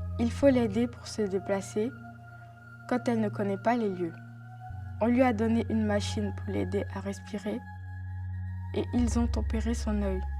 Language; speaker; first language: French; native; French